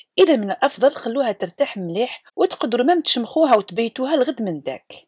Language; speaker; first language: Arabic; native; Arabic